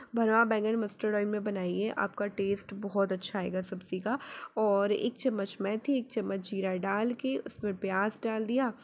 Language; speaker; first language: Hindi; native; Hindi